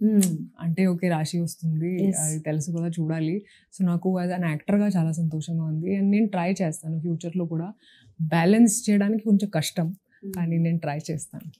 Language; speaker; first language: Telugu; non-native, fluent; Hindi